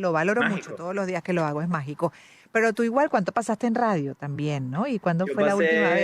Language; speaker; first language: Spanish; native; Spanish